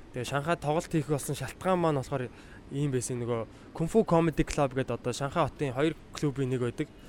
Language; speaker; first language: Mongolian; native; Mongolian